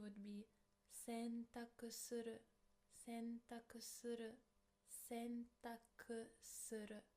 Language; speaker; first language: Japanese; non-native, fluent; English